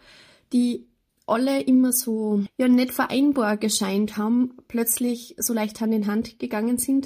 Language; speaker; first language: German; native; German